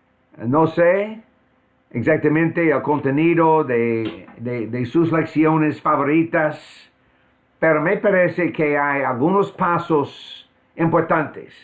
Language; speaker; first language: Spanish; non-native, fluent; English